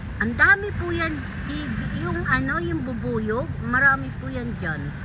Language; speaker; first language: Filipino; native; Filipino